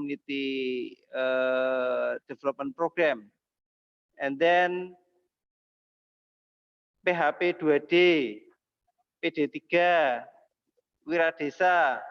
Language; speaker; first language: English; non-native, learner; Indonesian